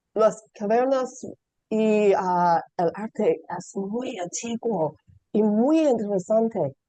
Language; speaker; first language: Spanish; non-native, learner; English